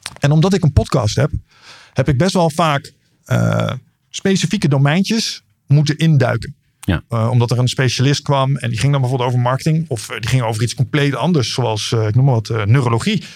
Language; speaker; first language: Dutch; native; Dutch